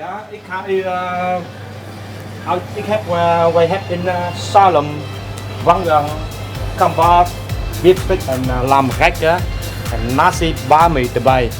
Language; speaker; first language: Dutch; non-native, learner; Vietnamese